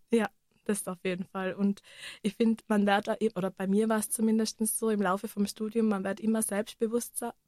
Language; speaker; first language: German; native; German